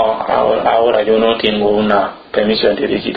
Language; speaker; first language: Spanish; non-native, learner; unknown